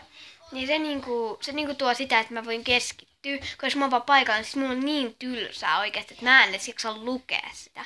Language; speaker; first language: Finnish; native; Finnish